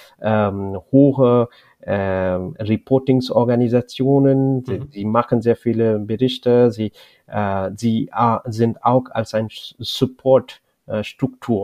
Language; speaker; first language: German; non-native, learner; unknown